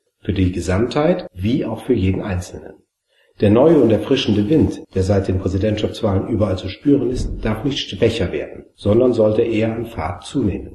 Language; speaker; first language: German; native; German